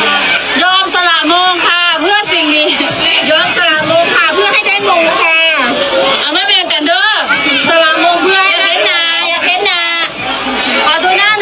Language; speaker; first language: Thai; native; Thai